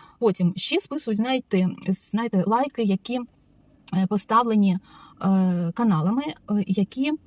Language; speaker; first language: Ukrainian; non-native, local second language; Russian